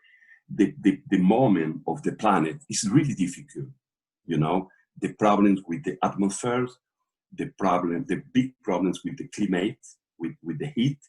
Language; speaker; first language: English; non-native, learner; Portuguese